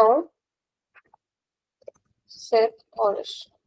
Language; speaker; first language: Portuguese; non-native, fluent; Hindi